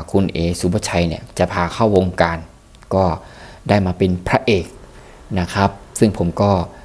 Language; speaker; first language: Thai; native; Thai